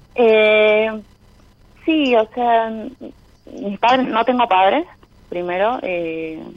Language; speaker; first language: Spanish; native; Spanish